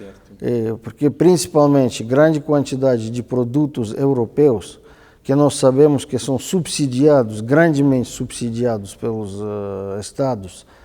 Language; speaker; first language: Portuguese; non-native, fluent; Russian